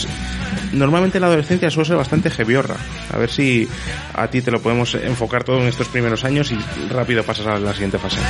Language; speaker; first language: Spanish; native; Spanish